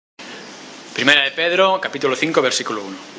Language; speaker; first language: Spanish; native; Spanish